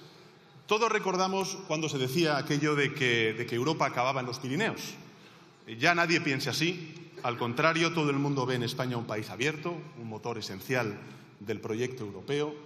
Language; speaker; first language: Spanish; native; Spanish